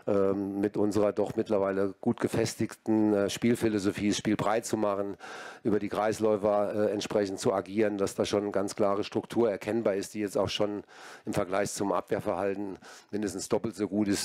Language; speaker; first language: German; native; German